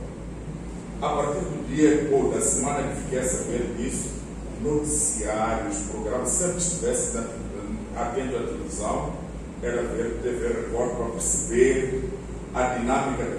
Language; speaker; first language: Portuguese; non-native, local second language; Tsonga